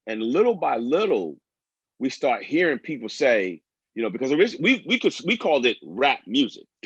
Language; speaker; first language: English; native; English